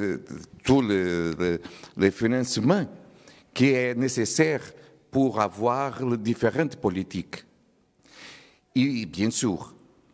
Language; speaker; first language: French; non-native, learner; Portuguese